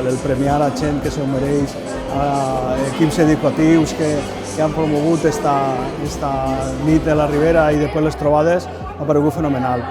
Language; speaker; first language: Catalan; native; Catalan